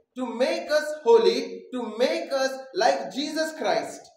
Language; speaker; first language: English; non-native, local second language; Marathi